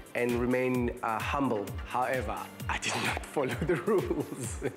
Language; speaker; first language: English; non-native, local second language; Zulu